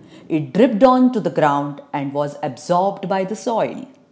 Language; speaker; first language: English; non-native, local second language; Marathi